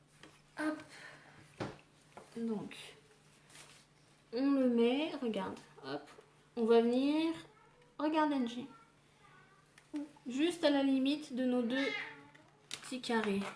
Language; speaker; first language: French; native; French